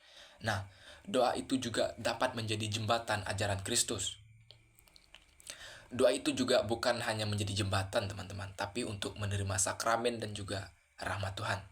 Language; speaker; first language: Indonesian; native; Indonesian